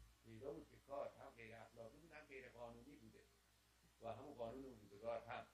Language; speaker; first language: Persian; native; Persian